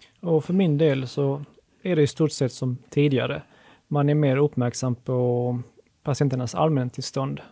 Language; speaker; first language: Swedish; native; Swedish